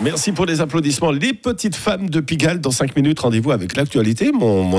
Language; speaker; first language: French; native; French